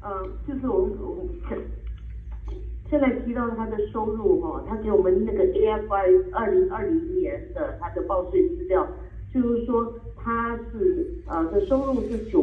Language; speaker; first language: Chinese; native; Chinese